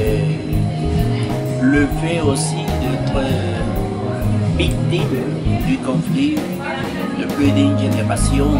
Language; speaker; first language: French; non-native, fluent; Spanish